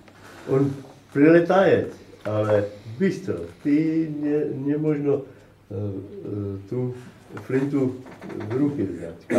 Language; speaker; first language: Russian; non-native, learner; Czech